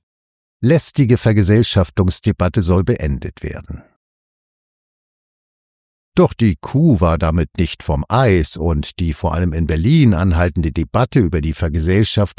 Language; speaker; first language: German; native; German